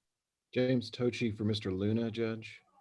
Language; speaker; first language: English; native; English